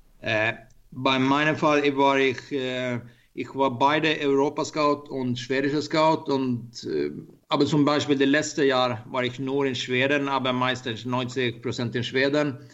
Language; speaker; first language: German; non-native, learner; Swedish